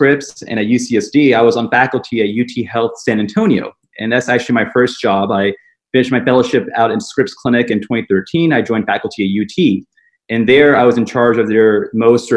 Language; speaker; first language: English; native; English